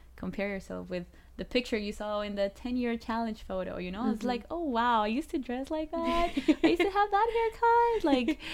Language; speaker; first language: English; non-native, fluent; Spanish